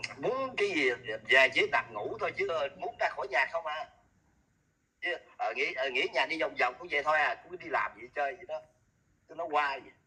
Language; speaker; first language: Vietnamese; native; Vietnamese